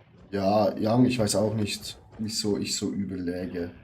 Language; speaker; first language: German; native; German